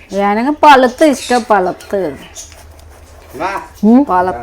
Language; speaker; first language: Malayalam; non-native, fluent; Nepali